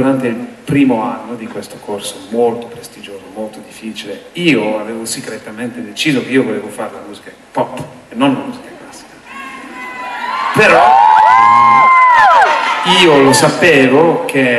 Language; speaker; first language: Italian; non-native, fluent; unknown